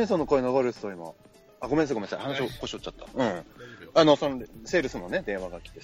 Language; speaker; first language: Japanese; native; Japanese